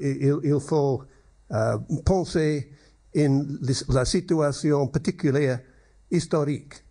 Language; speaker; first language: French; non-native, learner; English